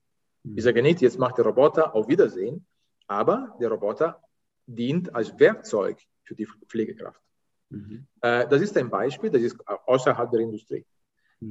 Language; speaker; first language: German; non-native, fluent; Italian